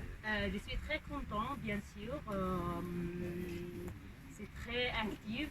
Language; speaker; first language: French; non-native, learner; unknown